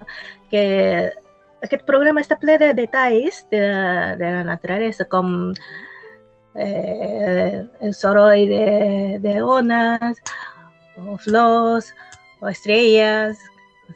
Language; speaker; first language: Catalan; non-native, fluent; Japanese